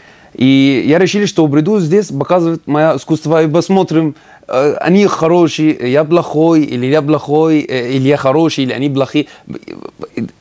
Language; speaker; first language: Russian; non-native, learner; Arabic